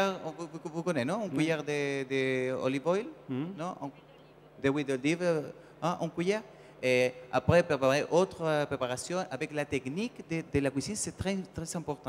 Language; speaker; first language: French; non-native, learner; Spanish